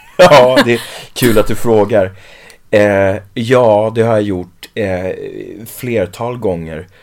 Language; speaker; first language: Swedish; early bilingual, other home language; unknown